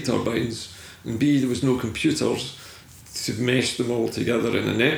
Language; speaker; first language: English; native; English